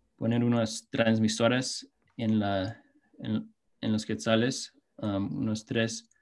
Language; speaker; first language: Spanish; non-native, fluent; English